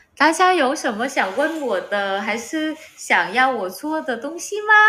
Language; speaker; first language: Chinese; non-native, learner; Vietnamese